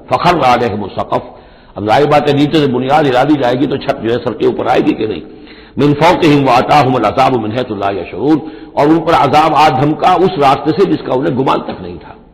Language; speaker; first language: Urdu; native; Urdu